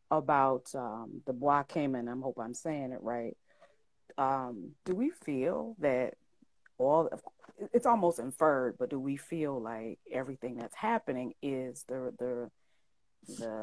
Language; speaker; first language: English; native; English